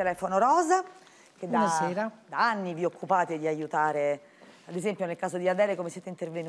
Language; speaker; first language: Italian; native; Italian